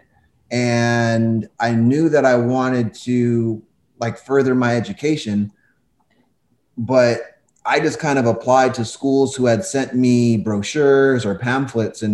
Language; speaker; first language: English; native; English